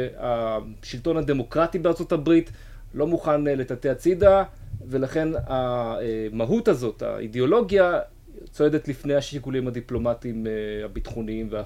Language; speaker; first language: Hebrew; native; Hebrew